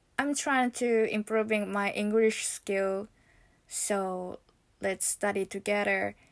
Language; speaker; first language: English; non-native, learner; Japanese